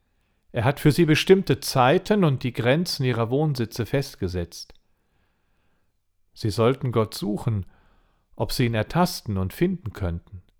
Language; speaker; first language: German; native; German